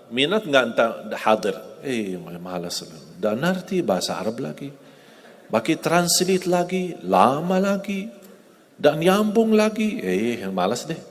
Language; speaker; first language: Indonesian; non-native, fluent; Arabic